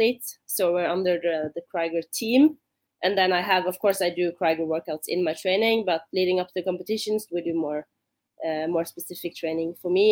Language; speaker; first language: English; non-native, fluent; Norwegian